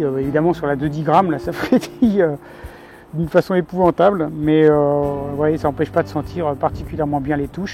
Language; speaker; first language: French; native; French